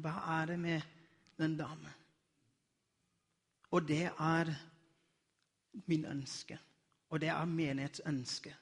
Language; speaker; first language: Norwegian; non-native, learner; Afrikaans